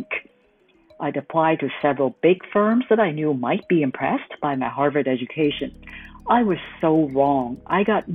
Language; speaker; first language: English; non-native, local second language; Cantonese